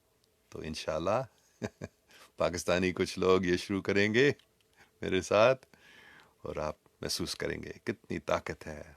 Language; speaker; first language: Hindi; non-native, local second language; English